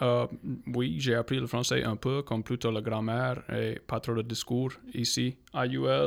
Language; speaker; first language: French; non-native, local second language; English